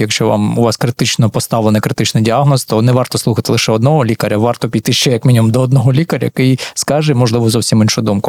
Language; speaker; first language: Ukrainian; native; Ukrainian